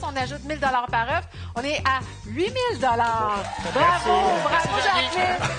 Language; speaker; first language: French; native; French